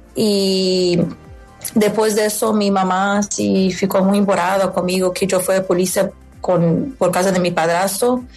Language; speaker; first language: Spanish; non-native, learner; Portuguese